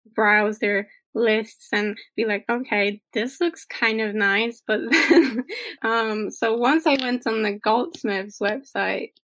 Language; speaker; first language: English; non-native, fluent; Polish